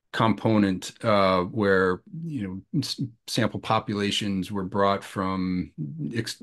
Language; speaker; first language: English; native; English